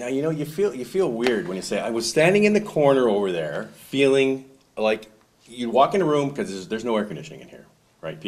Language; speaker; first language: English; native; English